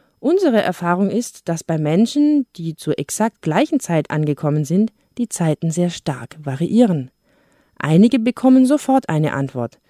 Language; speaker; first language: German; native; German